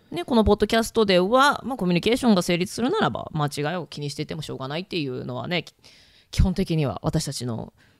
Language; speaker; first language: Japanese; early bilingual, heritage; Japanese